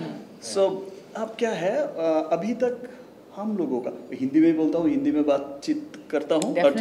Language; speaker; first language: Hindi; non-native, learner; Bangla